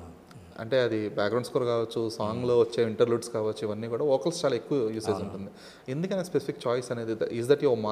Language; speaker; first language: Telugu; native; Telugu